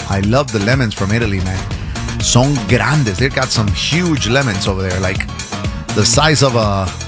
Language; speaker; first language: English; early bilingual, other home language; Spanish